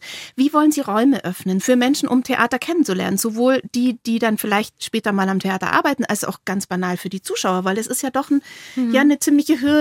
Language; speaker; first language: German; native; German